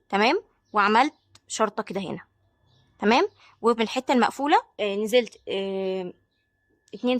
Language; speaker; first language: Arabic; native; Arabic